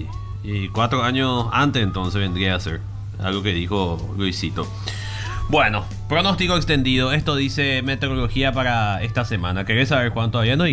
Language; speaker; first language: Spanish; native; Spanish